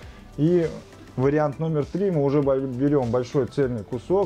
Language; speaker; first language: Russian; native; Russian